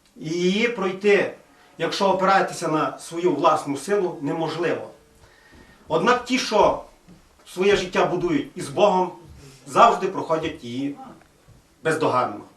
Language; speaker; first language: Ukrainian; native; Ukrainian